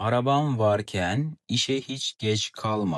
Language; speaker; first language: Turkish; non-native, fluent; Kazakh